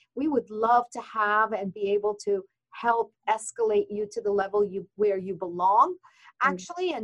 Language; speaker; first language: English; non-native, fluent; Persian